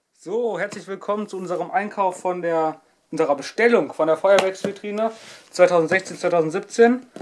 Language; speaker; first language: German; native; German